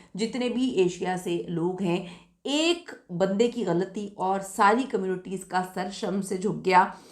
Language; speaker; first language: Urdu; native; Urdu